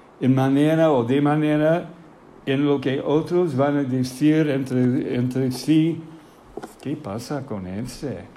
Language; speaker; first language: Spanish; non-native, fluent; English